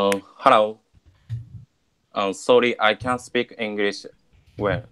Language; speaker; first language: English; non-native, learner; Japanese